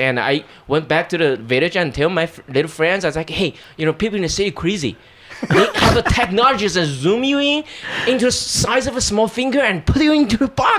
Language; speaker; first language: English; non-native, fluent; Chinese